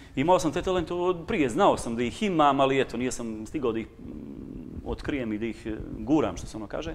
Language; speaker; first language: Serbian; native; Serbian